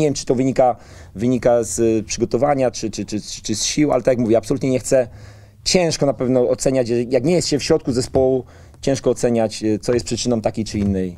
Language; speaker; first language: Polish; native; Polish